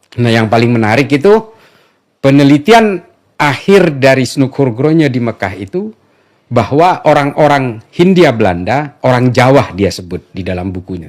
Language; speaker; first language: Indonesian; non-native, local second language; Madurese